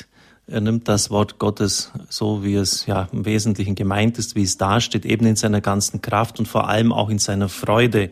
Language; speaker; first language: German; native; German